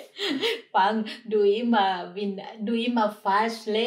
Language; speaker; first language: German; non-native, learner; Thai